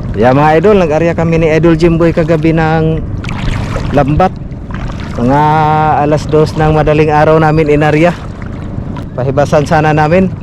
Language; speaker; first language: Filipino; non-native, local second language; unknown